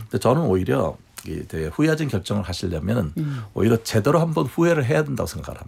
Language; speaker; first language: Korean; native; Korean